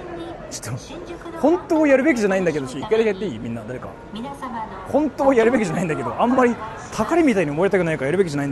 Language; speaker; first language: Japanese; native; Japanese